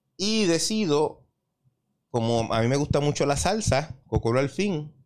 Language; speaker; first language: Spanish; native; Spanish